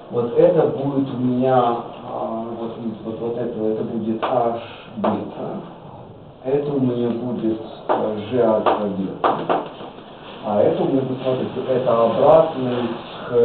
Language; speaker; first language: Russian; native; Russian